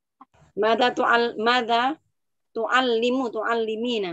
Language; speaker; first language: Arabic; non-native, fluent; Indonesian